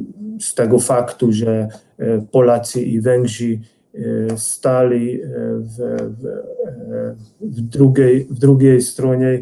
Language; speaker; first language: Polish; non-native, fluent; Hungarian